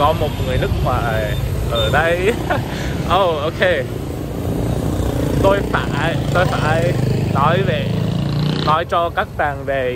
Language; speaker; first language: Vietnamese; non-native, learner; English